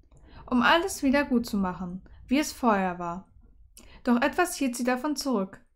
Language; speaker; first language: German; native; German